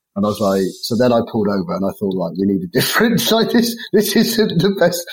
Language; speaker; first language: English; native; English